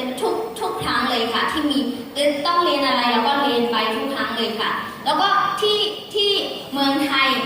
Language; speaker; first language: Thai; non-native, fluent; Burmese